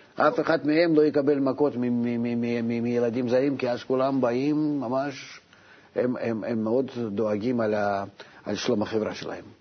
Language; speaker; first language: Hebrew; non-native, fluent; Russian